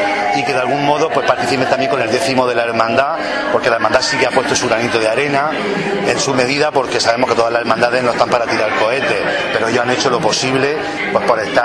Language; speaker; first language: Spanish; native; Spanish